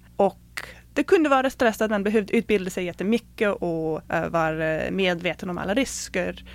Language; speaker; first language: Swedish; non-native, fluent; English